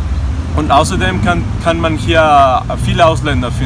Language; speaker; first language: German; non-native, fluent; Spanish